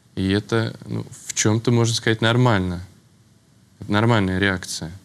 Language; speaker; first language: Russian; native; Russian